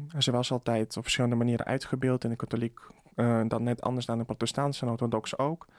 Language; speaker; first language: Dutch; early bilingual, other home language; Russian